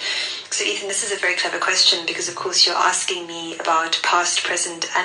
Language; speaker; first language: English; native; English